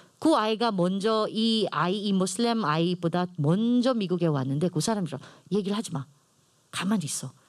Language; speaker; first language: Korean; non-native, fluent; Filipino